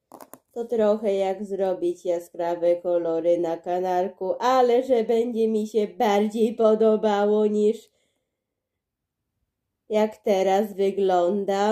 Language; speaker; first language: Polish; early bilingual, heritage; Polish